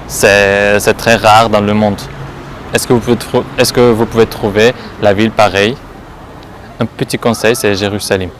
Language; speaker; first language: French; non-native, fluent; Uzbek